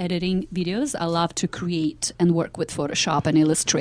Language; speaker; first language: English; non-native, fluent; Ukrainian